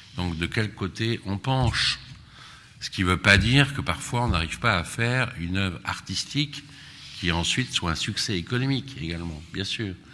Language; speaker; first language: French; native; French